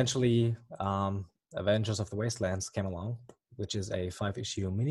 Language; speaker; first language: English; non-native, fluent; German